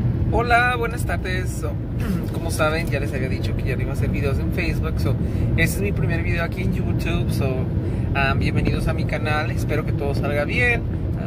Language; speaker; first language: Spanish; early bilingual, heritage; Spanish